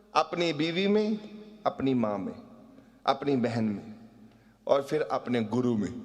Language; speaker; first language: Hindi; non-native, local second language; Punjabi